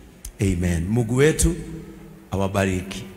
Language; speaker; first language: Swahili; non-native, local second language; Kikuyu